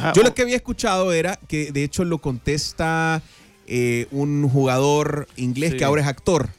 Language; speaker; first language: Spanish; native; Spanish